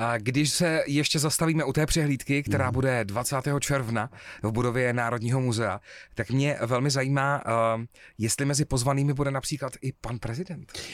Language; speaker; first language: Czech; native; Czech